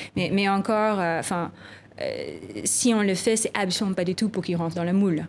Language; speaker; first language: French; non-native, fluent; Filipino